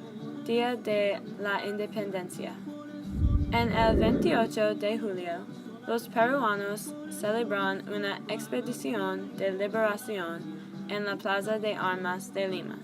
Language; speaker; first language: Spanish; non-native, learner; English